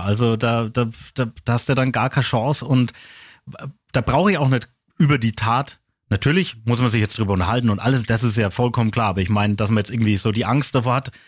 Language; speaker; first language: German; native; German